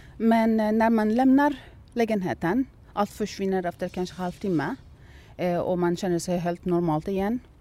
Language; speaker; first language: Swedish; non-native, fluent; Persian